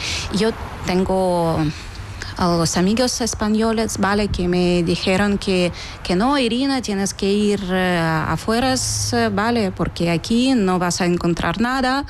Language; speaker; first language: Spanish; non-native, fluent; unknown